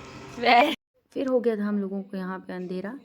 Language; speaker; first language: Hindi; native; Hindi